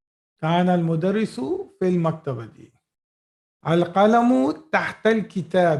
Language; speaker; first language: Arabic; non-native, fluent; Urdu